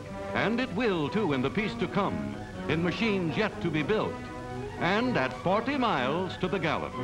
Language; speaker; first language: English; native; English